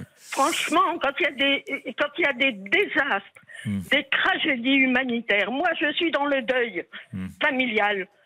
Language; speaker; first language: French; native; French